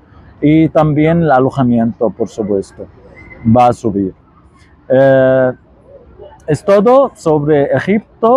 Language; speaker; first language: Spanish; non-native, fluent; Arabic